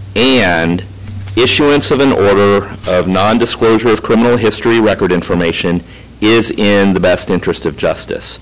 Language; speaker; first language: English; native; English